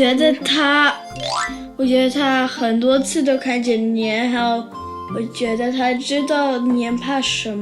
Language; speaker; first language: Chinese; non-native, learner; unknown